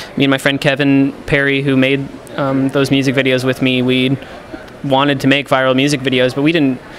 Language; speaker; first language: English; native; English